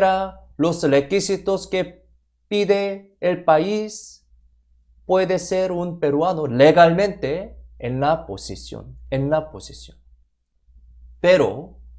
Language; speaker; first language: Spanish; non-native, fluent; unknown